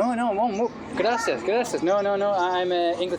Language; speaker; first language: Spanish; non-native, learner; English